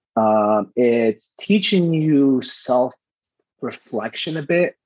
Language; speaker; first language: English; early bilingual, other home language; Persian